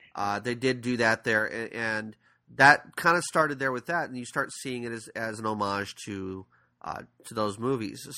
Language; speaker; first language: English; native; English